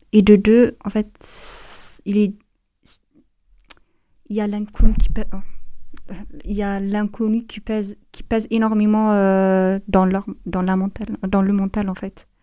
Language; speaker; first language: French; non-native, fluent; Amharic